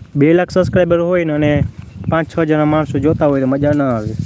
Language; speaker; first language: Gujarati; non-native, local second language; Kachhi